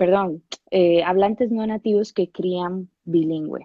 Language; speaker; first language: Spanish; native; Spanish